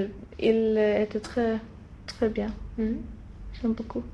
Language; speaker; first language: French; non-native, learner; Swedish